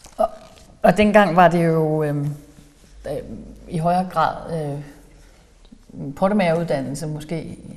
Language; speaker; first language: Danish; native; Danish